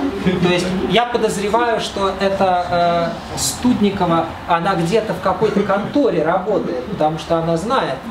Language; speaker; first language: Russian; native; Russian